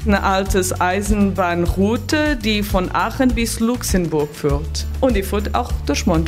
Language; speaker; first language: German; non-native, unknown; Portuguese